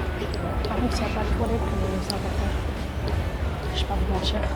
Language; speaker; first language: French; native; French